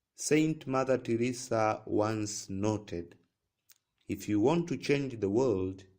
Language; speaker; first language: English; non-native, local second language; Swahili